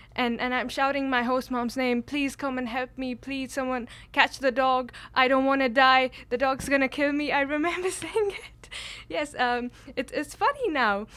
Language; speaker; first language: English; non-native, local second language; Kashmiri